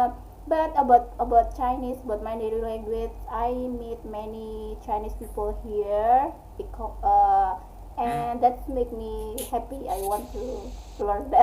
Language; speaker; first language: English; non-native, learner; Indonesian